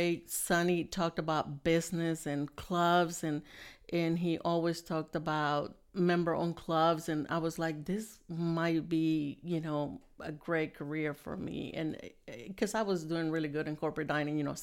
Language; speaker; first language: English; non-native, fluent; Spanish